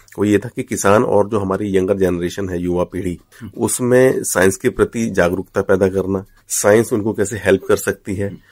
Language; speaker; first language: Hindi; native; Hindi